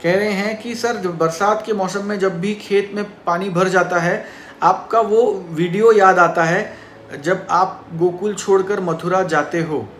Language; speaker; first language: Hindi; non-native, local second language; Marathi